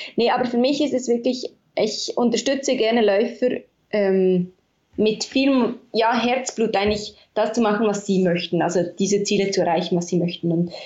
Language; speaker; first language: German; native; German